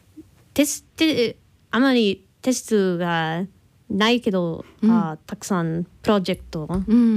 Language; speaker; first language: Japanese; non-native, learner; English